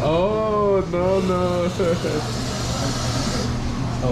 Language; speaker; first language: Spanish; non-native, learner; English